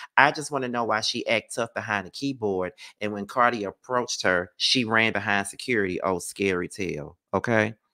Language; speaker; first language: English; native; English